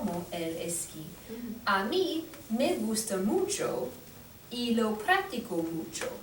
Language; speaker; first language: Spanish; non-native, fluent; English